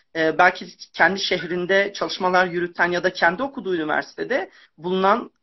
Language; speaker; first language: Turkish; native; Turkish